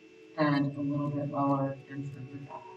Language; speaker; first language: English; native; English